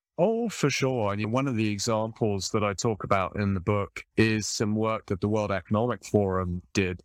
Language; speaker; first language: English; native; English